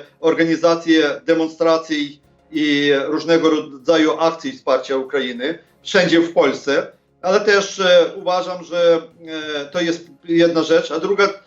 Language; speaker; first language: Polish; non-native, fluent; Ukrainian